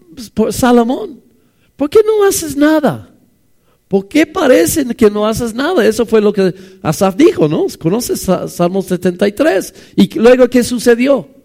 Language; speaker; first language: Spanish; non-native, fluent; English